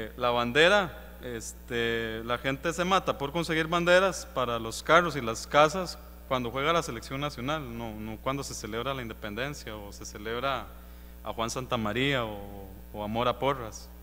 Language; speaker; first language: Spanish; native; Spanish